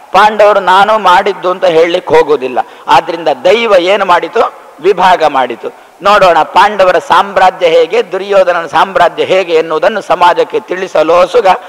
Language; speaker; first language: Kannada; non-native, local second language; Tulu